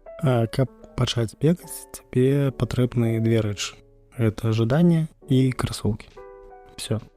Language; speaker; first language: Belarusian; non-native, local second language; Russian